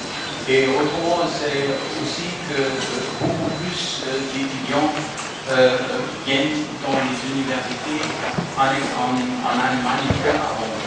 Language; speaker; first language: French; non-native, fluent; German